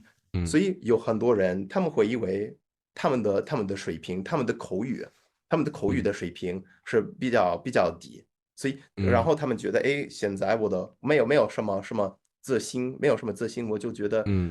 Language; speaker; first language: Chinese; non-native, fluent; English